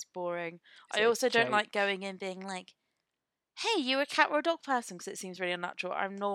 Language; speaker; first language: English; native; English